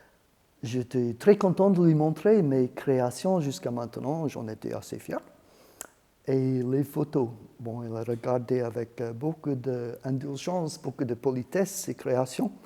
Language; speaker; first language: French; non-native, fluent; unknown